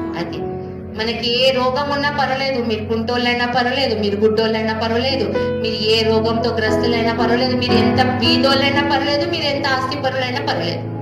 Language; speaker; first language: Telugu; non-native, local second language; Hindi